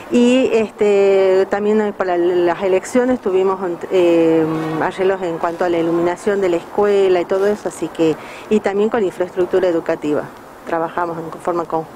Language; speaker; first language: Spanish; native; Spanish